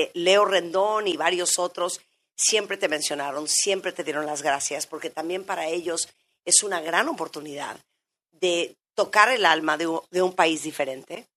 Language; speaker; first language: Spanish; native; Spanish